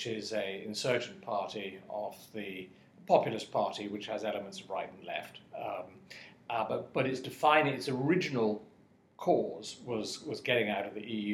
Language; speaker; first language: English; native; English